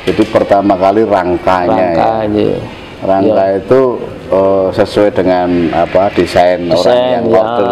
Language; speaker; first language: Indonesian; native; Indonesian